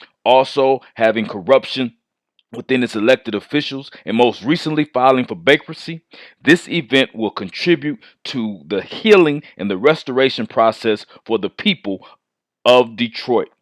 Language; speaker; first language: English; native; English